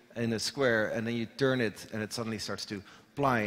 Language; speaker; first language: English; non-native, fluent; Dutch